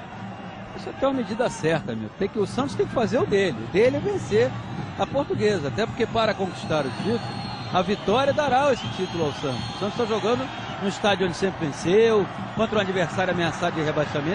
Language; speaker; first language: Portuguese; native; Portuguese